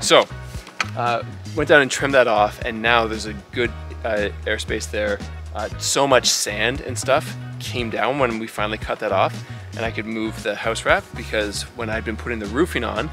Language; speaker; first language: English; native; English